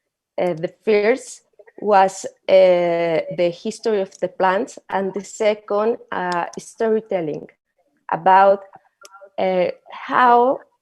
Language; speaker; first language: English; non-native, learner; Spanish